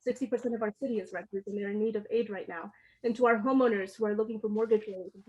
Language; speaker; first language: English; early bilingual, other home language; Amharic